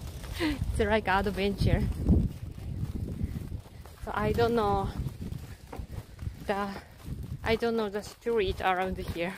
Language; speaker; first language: English; non-native, learner; Japanese